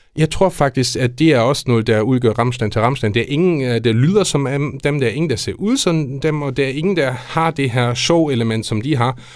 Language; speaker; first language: Danish; non-native, fluent; German